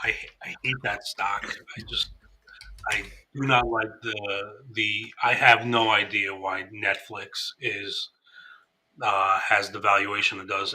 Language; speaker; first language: English; native; English